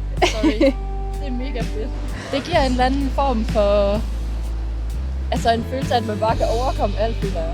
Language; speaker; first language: Danish; native; Danish